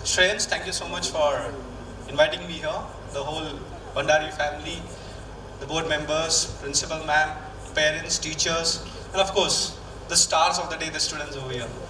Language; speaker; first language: English; non-native, local second language; Malayalam